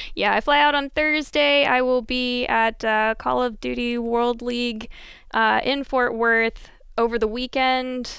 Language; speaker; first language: English; native; English